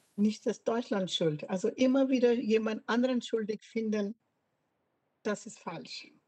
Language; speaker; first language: German; non-native, fluent; Punjabi